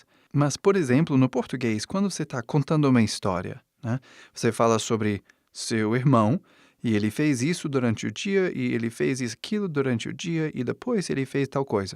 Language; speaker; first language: Portuguese; non-native, fluent; English